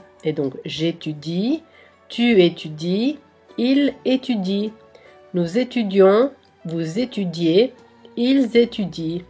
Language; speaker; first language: French; non-native, fluent; Italian